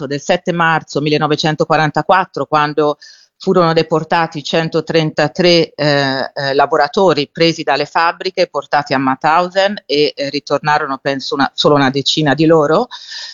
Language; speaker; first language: Italian; native; Italian